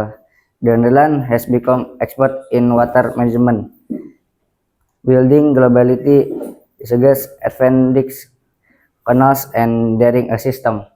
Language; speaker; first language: English; non-native, learner; Indonesian